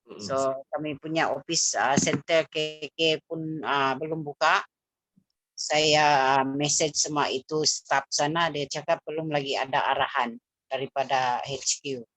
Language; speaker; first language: Malay; native; Malay